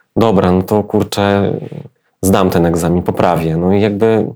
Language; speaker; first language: Polish; native; Polish